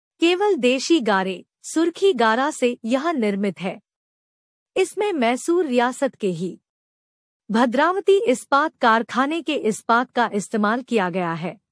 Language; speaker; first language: Hindi; native; Hindi